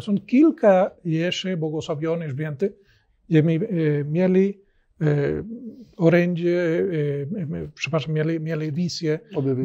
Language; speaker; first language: Polish; non-native, learner; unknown